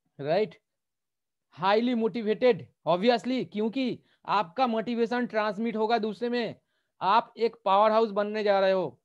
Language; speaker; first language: Hindi; non-native, local second language; Bangla